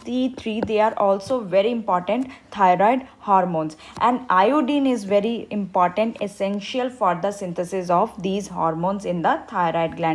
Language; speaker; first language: English; non-native, local second language; Hindi